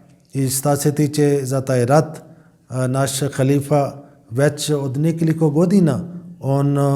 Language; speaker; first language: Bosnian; non-native, learner; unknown